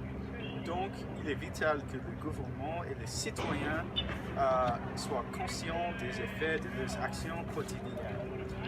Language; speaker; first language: French; non-native, learner; English